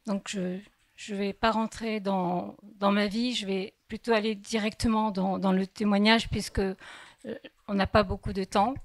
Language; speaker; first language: French; early bilingual, other home language; Kabyle